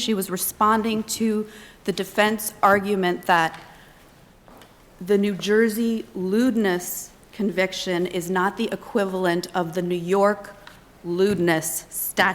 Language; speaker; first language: English; native; English